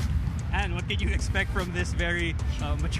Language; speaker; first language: English; non-native, local second language; Filipino